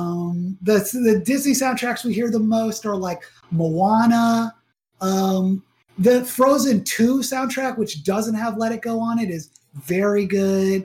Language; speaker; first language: English; native; English